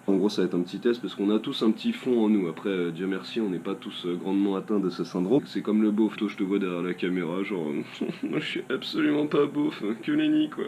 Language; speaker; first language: French; native; French